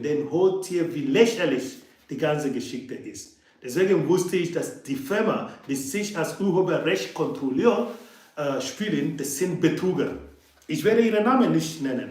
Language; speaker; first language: German; non-native, fluent; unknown